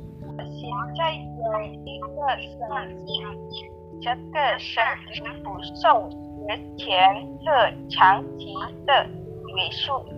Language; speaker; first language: Chinese; non-native, learner; Indonesian